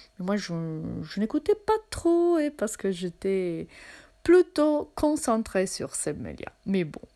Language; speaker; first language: French; non-native, fluent; Italian